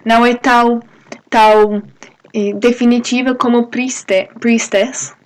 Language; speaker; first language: Portuguese; non-native, fluent; English